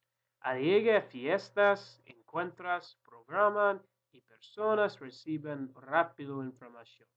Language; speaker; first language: Spanish; non-native, learner; English